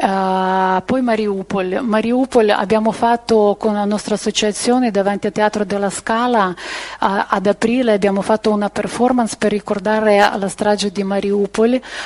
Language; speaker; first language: Italian; non-native, fluent; Ukrainian